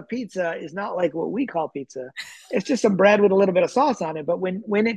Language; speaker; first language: English; native; English